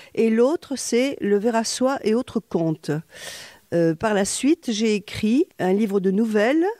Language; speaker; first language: French; native; French